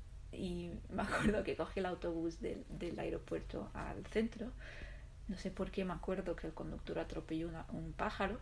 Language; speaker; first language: Spanish; non-native, fluent; Arabic